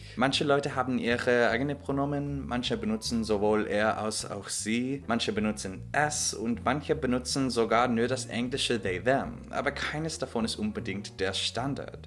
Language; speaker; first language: German; non-native, fluent; English